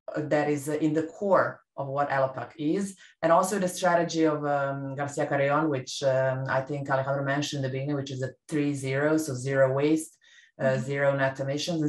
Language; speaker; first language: English; non-native, fluent; Serbian